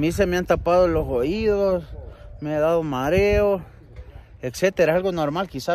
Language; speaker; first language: Spanish; native; Spanish